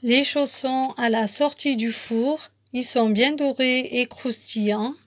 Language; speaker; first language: French; non-native, local second language; Arabic